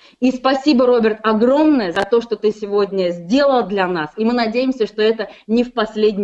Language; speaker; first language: Russian; native; Russian